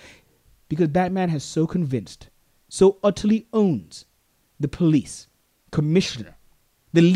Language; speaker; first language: English; non-native, local second language; Tswana